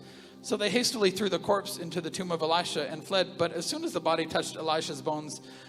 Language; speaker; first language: English; native; English